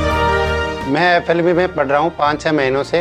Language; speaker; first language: Hindi; native; Hindi